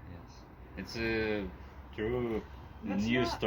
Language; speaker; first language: English; non-native, learner; Ukrainian